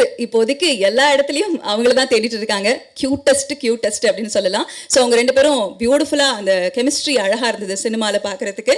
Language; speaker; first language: Tamil; native; Tamil